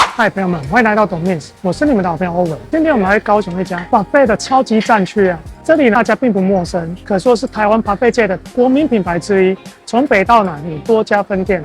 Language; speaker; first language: Chinese; native; Chinese